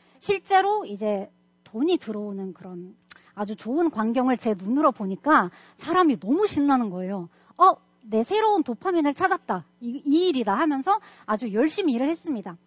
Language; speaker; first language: Korean; non-native, fluent; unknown